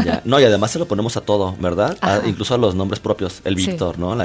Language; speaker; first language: Spanish; native; Spanish